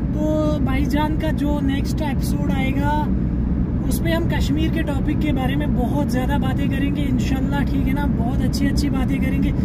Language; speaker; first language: Hindi; non-native, local second language; Kashmiri